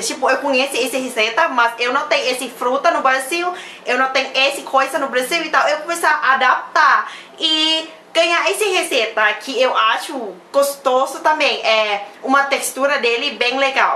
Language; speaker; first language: Portuguese; non-native, learner; Thai